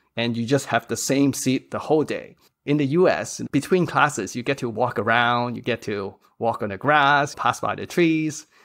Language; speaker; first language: English; non-native, local second language; Cantonese